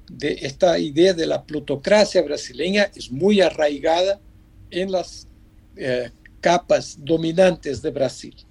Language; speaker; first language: Spanish; non-native, fluent; Portuguese